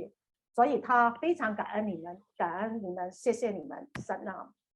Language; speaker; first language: Chinese; native; Chinese